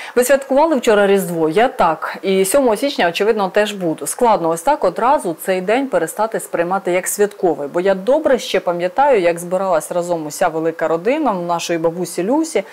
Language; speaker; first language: Ukrainian; native; Ukrainian